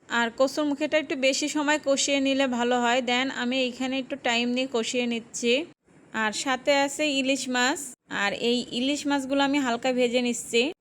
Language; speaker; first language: Bangla; native; Bangla